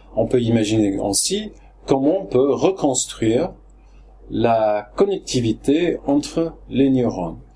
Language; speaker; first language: French; non-native, fluent; English